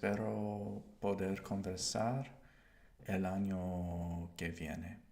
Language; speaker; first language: Spanish; non-native, learner; English